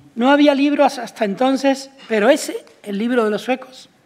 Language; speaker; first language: Spanish; native; Spanish